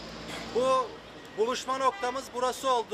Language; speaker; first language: Turkish; native; Turkish